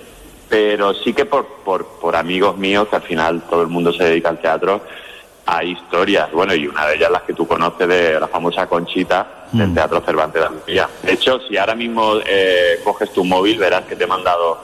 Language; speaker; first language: Spanish; native; Spanish